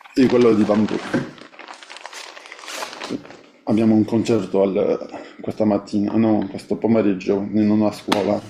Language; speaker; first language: Italian; non-native, fluent; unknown